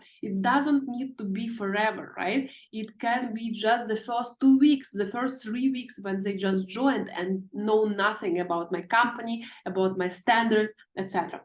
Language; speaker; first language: English; non-native, fluent; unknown